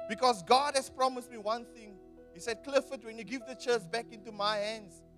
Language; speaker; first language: English; non-native, local second language; Afrikaans